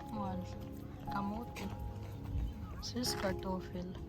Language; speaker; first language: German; non-native, fluent; Waray